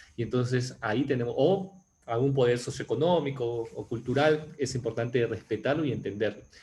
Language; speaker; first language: Spanish; native; Spanish